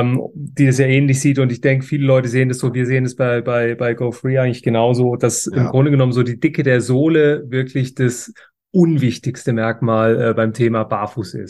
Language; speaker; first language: German; native; German